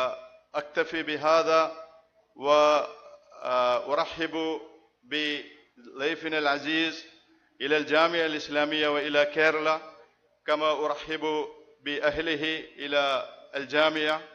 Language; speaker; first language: Arabic; non-native, fluent; Malayalam